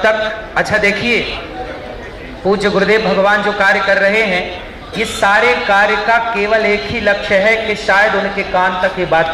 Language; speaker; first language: Hindi; native; Hindi